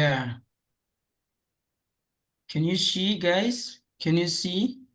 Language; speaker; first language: English; non-native, fluent; Indonesian